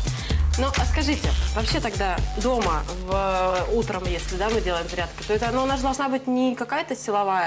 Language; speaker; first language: Russian; native; Russian